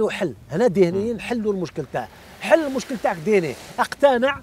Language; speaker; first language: Arabic; native; Arabic